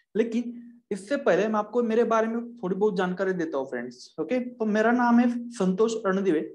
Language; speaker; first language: Hindi; non-native, local second language; Marathi